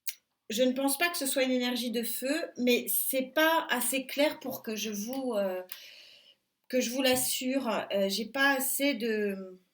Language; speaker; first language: French; native; French